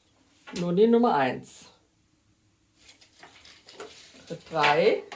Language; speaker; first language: German; native; German